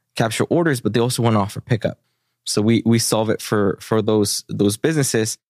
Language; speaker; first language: English; early bilingual, other home language; Spanish